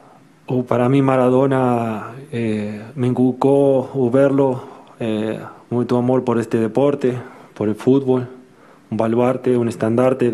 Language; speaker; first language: Portuguese; non-native, learner; Spanish